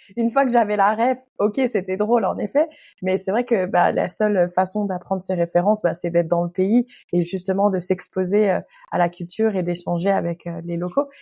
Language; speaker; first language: French; native; French